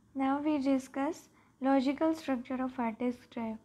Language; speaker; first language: English; non-native, local second language; Gujarati